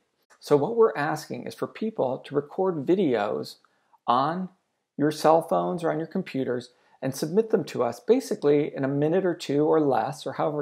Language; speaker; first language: English; native; English